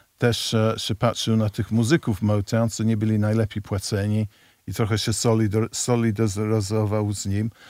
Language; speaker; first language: Polish; non-native, fluent; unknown